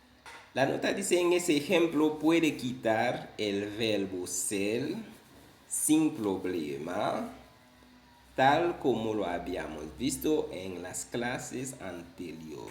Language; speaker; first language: Spanish; non-native, fluent; Haitian Creole